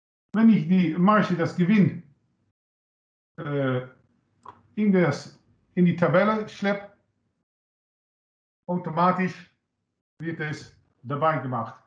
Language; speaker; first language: German; non-native, learner; Dutch